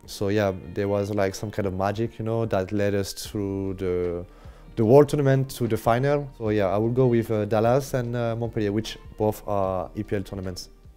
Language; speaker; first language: English; non-native, fluent; French